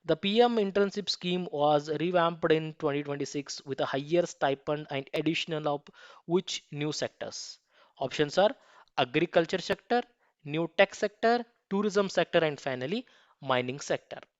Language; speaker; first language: English; non-native, local second language; Kannada